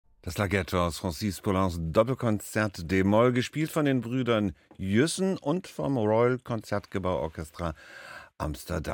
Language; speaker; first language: German; native; German